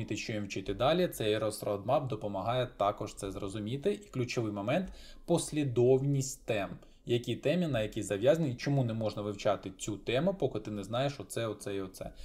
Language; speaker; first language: Ukrainian; non-native, local second language; Russian